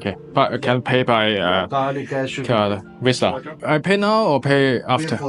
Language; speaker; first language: English; non-native, learner; Chinese